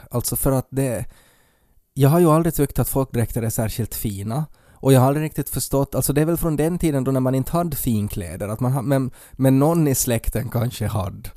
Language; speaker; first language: Swedish; native; Swedish